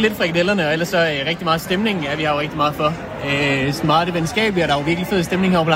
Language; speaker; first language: Danish; native; Danish